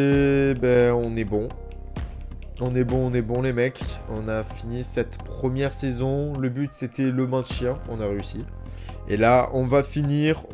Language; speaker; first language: French; native; French